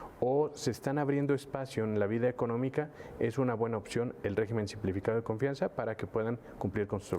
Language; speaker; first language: Spanish; native; Spanish